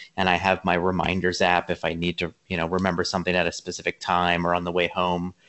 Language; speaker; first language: English; native; English